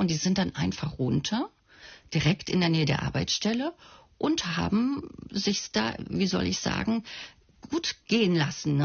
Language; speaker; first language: German; native; German